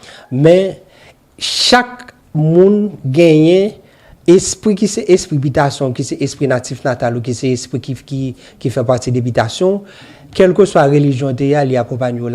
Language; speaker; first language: Haitian Creole; native; Haitian Creole